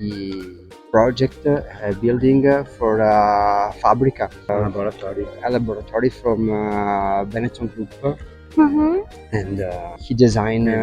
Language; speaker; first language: English; non-native, learner; Italian